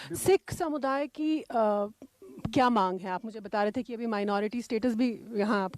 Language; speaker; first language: Hindi; native; Hindi